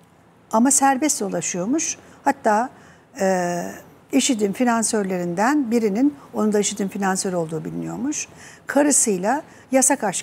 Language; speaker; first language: Turkish; native; Turkish